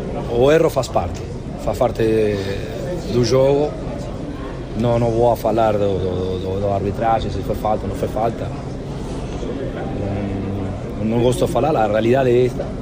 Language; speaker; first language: Portuguese; non-native, fluent; Spanish